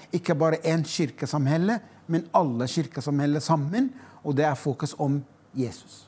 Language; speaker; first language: Norwegian; non-native, fluent; Arabic